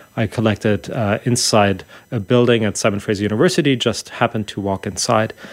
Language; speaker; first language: English; non-native, fluent; German